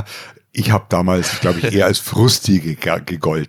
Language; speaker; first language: German; native; German